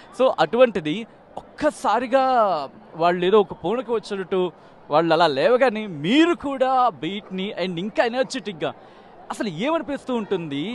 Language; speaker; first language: Telugu; native; Telugu